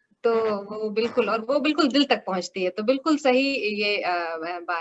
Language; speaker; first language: Hindi; native; Hindi